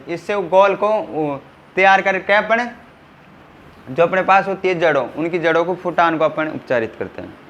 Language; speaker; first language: Hindi; native; Hindi